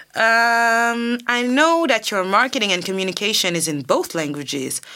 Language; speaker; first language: English; non-native, fluent; French